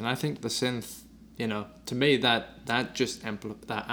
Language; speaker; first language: English; native; English